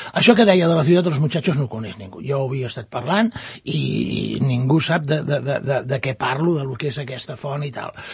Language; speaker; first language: Catalan; non-native, local second language; Spanish